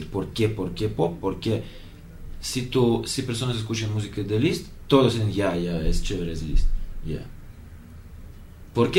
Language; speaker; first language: Spanish; non-native, learner; Russian